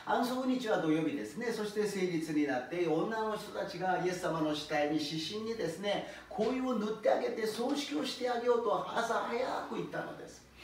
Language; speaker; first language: Japanese; non-native, fluent; Korean